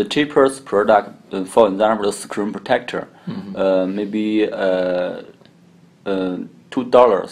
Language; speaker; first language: English; non-native, learner; Chinese